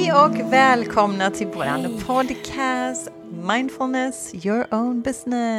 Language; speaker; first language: Swedish; non-native, fluent; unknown